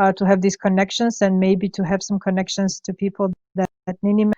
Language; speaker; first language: English; non-native, fluent; Georgian